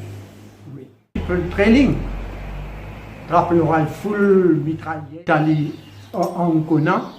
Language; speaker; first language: French; non-native, local second language; Morisyen